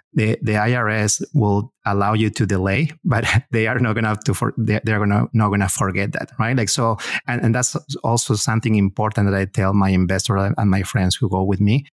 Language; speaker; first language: English; non-native, fluent; Spanish